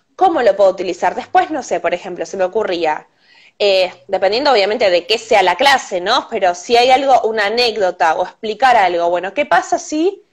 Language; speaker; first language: Spanish; native; Spanish